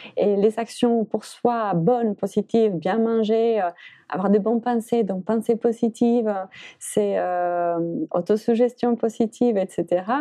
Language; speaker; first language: French; non-native, fluent; Spanish